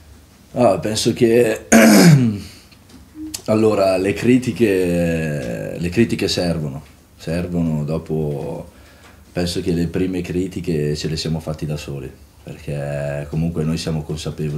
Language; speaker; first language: Italian; native; Italian